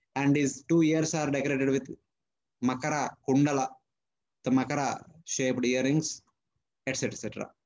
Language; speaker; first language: English; non-native, local second language; Telugu